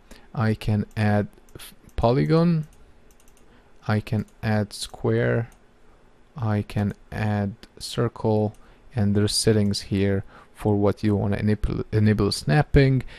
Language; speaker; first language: English; non-native, fluent; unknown